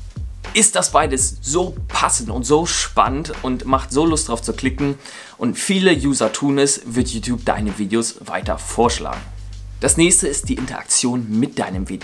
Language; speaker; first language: German; native; German